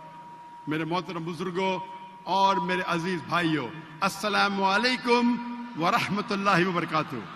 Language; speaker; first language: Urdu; non-native, local second language; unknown